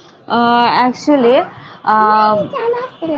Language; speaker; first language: English; non-native, learner; Bangla